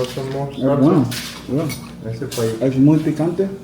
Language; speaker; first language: Spanish; non-native, learner; English